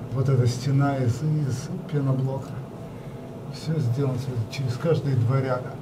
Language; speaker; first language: Russian; native; Russian